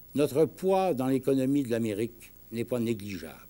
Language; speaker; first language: French; native; French